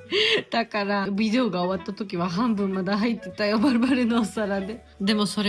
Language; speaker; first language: Japanese; non-native, learner; Georgian